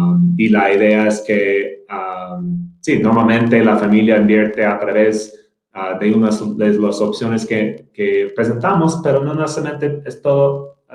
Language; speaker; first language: Spanish; non-native, fluent; English